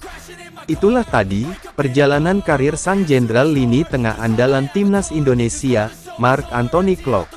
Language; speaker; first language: Indonesian; native; Indonesian